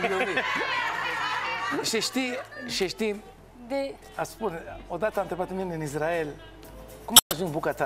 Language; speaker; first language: Romanian; non-native, learner; Hebrew